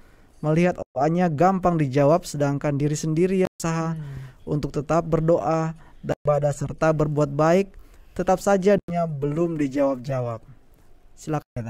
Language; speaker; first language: Indonesian; native; Indonesian